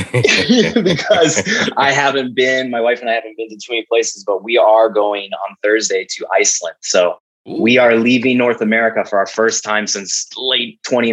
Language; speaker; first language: English; native; English